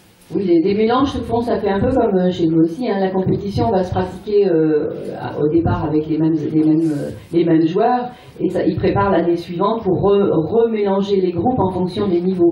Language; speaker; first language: French; native; French